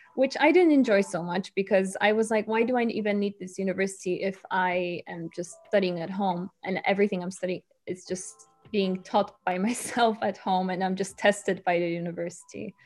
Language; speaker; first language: English; non-native, fluent; Polish